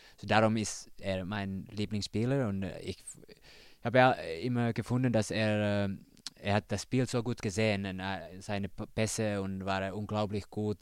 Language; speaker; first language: German; non-native, learner; Finnish